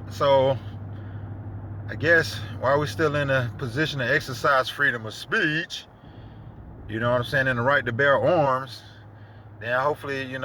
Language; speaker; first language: English; native; English